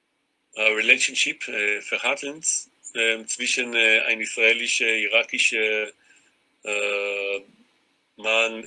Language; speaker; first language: German; non-native, learner; Hebrew